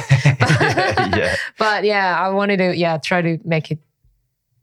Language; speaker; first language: English; non-native, fluent; Korean